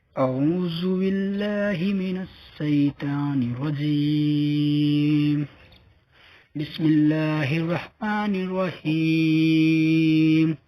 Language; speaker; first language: Hindi; native; Hindi